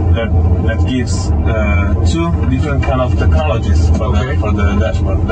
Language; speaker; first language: English; non-native, fluent; Italian